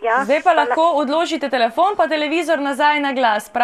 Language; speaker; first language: Slovenian; native; Slovenian